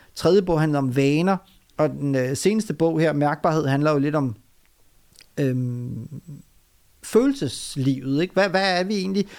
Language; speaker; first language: Danish; early bilingual, other home language; Urdu